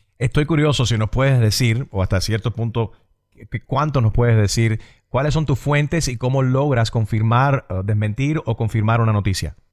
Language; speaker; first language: Spanish; early bilingual, heritage; Spanish